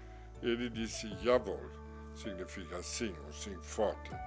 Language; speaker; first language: Portuguese; non-native, fluent; German